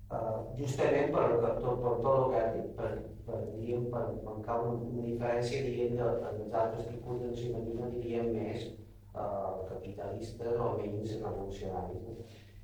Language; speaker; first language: Catalan; native; Catalan